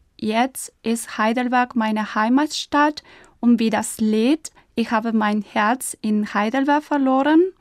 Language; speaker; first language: German; non-native, fluent; Spanish